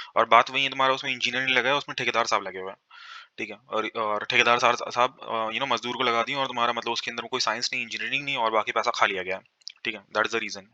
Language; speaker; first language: Hindi; native; Hindi